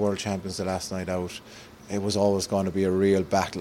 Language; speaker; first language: English; native; English